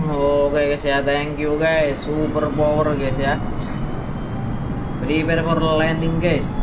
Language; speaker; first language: English; non-native, local second language; Indonesian